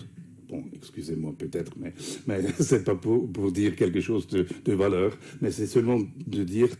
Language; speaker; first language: French; non-native, fluent; English